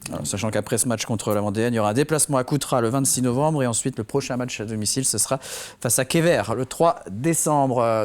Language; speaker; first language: French; native; French